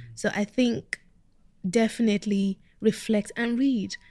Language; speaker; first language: English; non-native, local second language; Yoruba